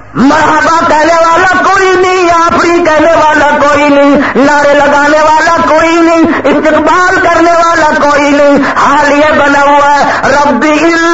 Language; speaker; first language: Urdu; non-native, local second language; Saraiki